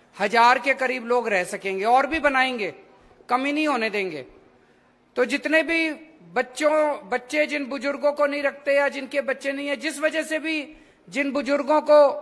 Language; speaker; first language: Hindi; native; Hindi